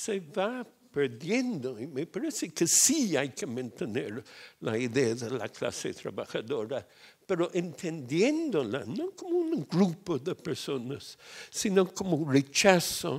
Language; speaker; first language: Spanish; non-native, fluent; English